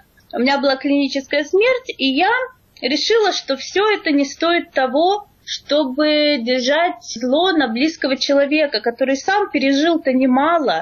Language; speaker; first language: Russian; native; Russian